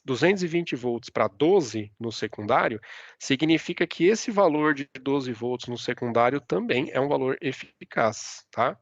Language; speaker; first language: Portuguese; native; Portuguese